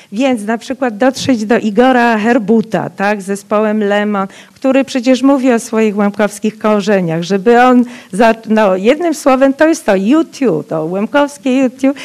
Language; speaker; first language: Polish; non-native, local second language; Rusyn